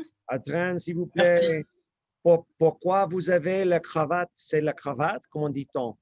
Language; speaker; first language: French; non-native, learner; English